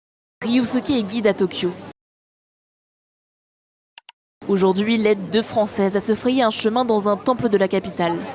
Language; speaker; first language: French; native; French